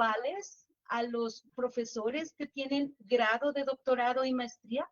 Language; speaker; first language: Spanish; native; Spanish